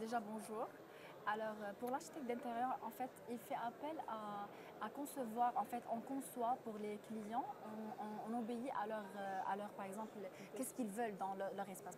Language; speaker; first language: French; non-native, local second language; Arabic